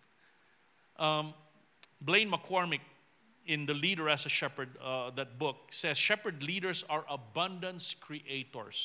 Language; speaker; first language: English; non-native, local second language; Filipino